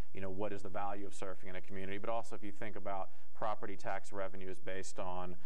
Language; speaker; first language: English; native; English